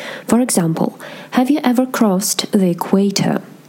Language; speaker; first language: English; non-native, fluent; Russian